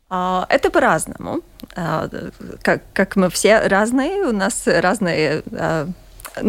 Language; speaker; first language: Russian; non-native, local second language; Latvian